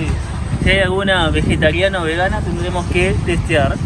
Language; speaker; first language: Spanish; native; Spanish